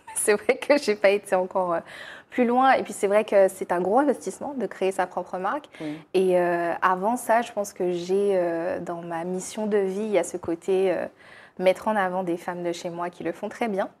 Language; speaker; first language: French; native; French